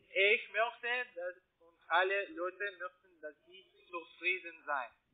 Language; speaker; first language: German; non-native, learner; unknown